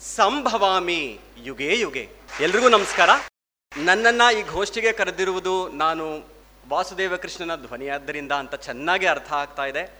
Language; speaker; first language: Kannada; non-native, local second language; Telugu